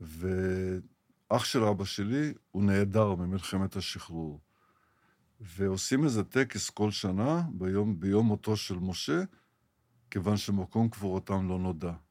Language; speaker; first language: Hebrew; early bilingual, other home language; Arabic